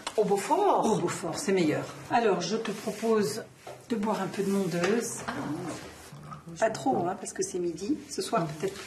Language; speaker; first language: French; native; French